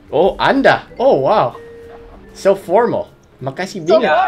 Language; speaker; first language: Indonesian; non-native, learner; English